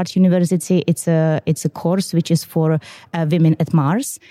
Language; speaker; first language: English; non-native, fluent; Czech